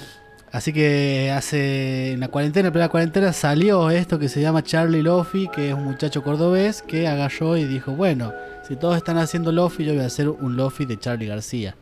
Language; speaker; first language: Spanish; native; Spanish